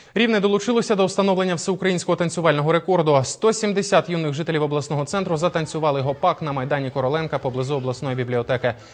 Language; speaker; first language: Ukrainian; native; Ukrainian